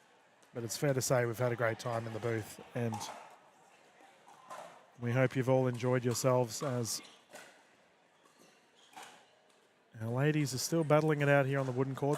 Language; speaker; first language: English; native; English